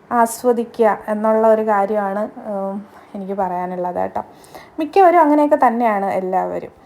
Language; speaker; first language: Malayalam; native; Malayalam